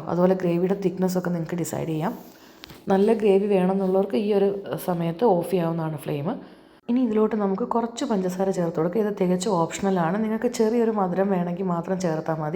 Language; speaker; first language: Malayalam; native; Malayalam